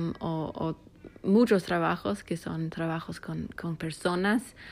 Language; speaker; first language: Spanish; non-native, fluent; English